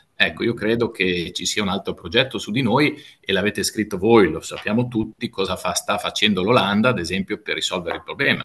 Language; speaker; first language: Italian; native; Italian